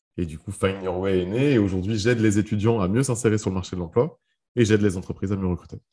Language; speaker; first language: French; early bilingual, other home language; Arabic